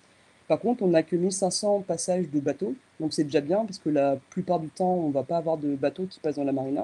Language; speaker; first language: French; native; French